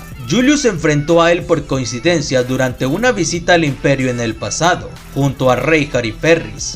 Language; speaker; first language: Spanish; native; Spanish